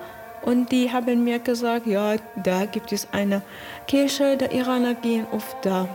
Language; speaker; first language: German; non-native, learner; Persian